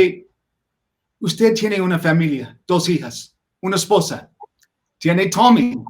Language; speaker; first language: Spanish; non-native, learner; English